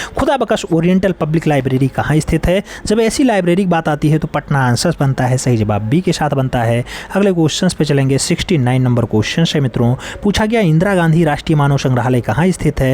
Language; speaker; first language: Hindi; native; Hindi